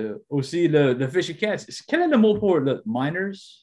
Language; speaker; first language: French; non-native, learner; English